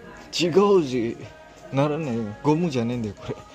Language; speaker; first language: Japanese; non-native, learner; Indonesian